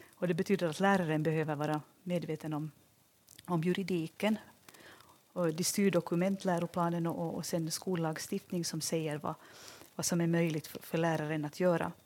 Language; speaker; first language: Swedish; native; Swedish